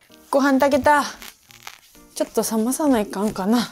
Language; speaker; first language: Japanese; native; Japanese